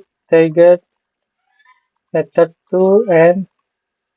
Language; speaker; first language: English; non-native, learner; Indonesian